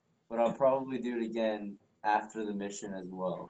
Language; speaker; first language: English; native; English